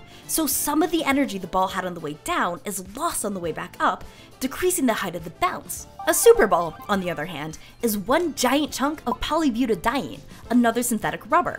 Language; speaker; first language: English; native; English